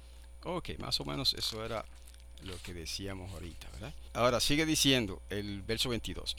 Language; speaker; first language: Spanish; native; Spanish